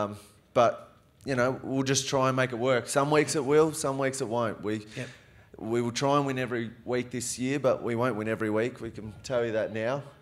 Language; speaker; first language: English; native; English